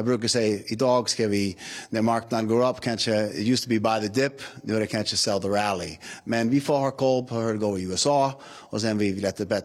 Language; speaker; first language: Swedish; non-native, fluent; English